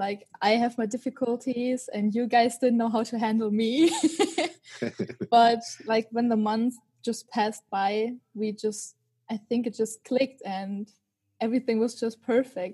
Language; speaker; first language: English; non-native, fluent; German